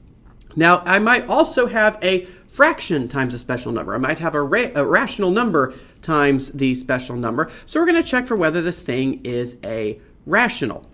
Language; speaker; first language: English; native; English